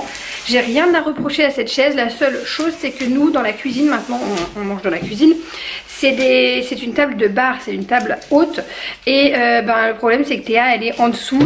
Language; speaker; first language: French; native; French